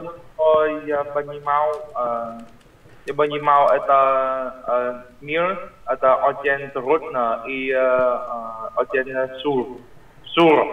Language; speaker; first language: Russian; non-native, learner; Vietnamese